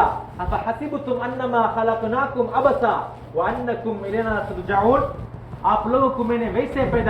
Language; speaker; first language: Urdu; non-native, fluent; Tamil